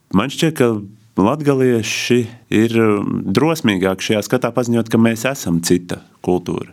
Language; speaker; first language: Latvian; native; Latvian